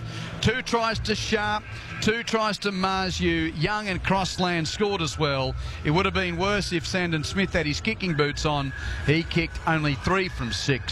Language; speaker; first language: English; native; English